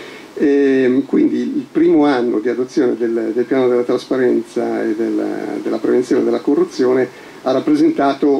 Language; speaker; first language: Italian; native; Italian